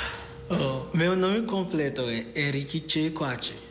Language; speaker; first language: Portuguese; non-native, fluent; Akan